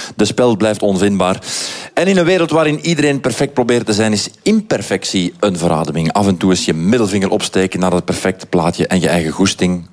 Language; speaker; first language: Dutch; native; Dutch